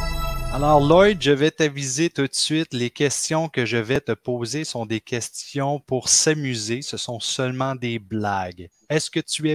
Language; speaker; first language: French; native; French